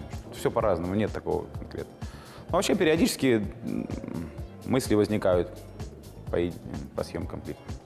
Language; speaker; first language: Russian; native; Russian